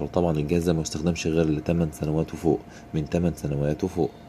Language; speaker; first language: Arabic; native; Arabic